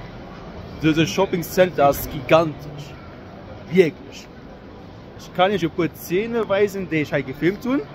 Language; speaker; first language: German; non-native, local second language; Luxembourgish